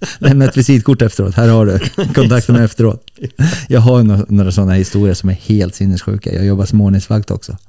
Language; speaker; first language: Swedish; early bilingual, other home language; Bosnian